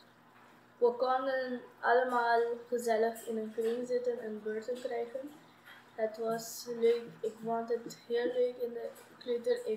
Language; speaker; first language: Dutch; non-native, local second language; Papiamento